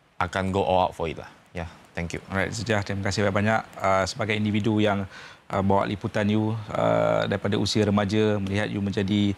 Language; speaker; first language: Malay; native; Malay